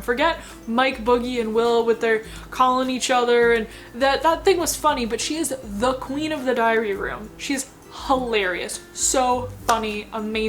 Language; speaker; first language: English; native; English